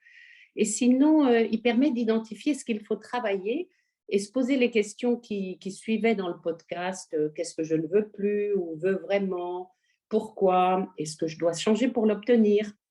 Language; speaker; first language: French; native; French